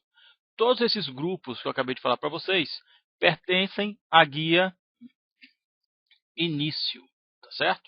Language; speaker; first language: Portuguese; native; Portuguese